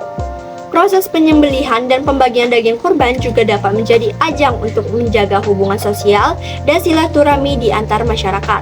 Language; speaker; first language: Indonesian; native; Indonesian